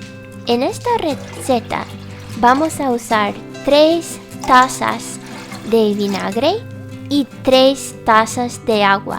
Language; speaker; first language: Spanish; non-native, fluent; English